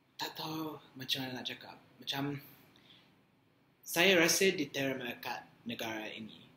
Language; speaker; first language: Malay; non-native, learner; English